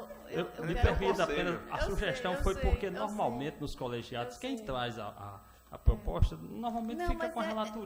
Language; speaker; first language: Portuguese; native; Portuguese